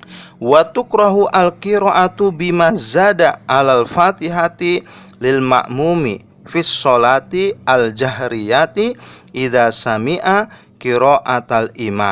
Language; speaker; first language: Arabic; non-native, fluent; Indonesian